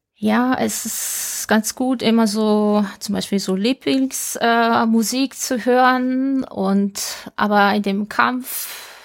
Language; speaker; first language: German; non-native, fluent; Japanese